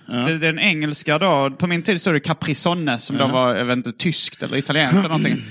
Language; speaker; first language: Swedish; native; Swedish